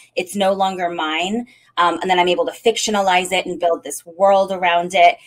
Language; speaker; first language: English; native; English